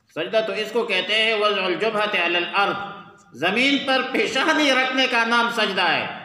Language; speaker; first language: Urdu; non-native, local second language; Pashto